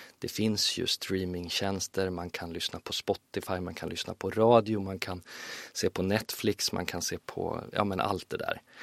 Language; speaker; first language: Swedish; native; Swedish